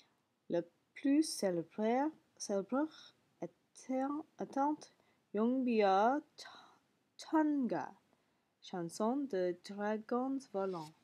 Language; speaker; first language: French; non-native, learner; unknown